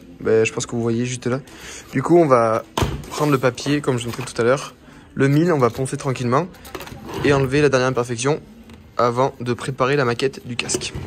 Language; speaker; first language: French; native; French